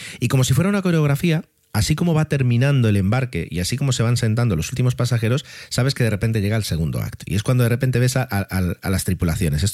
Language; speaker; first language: Spanish; native; Spanish